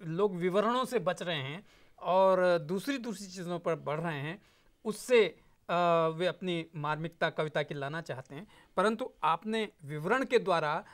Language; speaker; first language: Hindi; native; Hindi